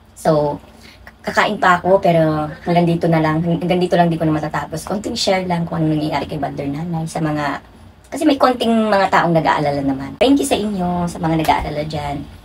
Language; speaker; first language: Filipino; native; Filipino